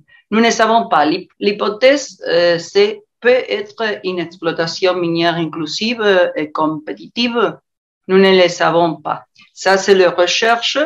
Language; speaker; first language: French; non-native, learner; Spanish